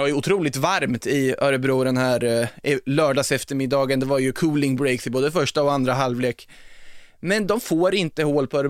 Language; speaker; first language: Swedish; native; Swedish